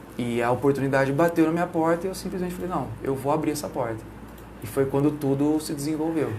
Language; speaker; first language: Portuguese; native; Portuguese